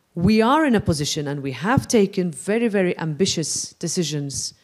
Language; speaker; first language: English; non-native, local second language; Maltese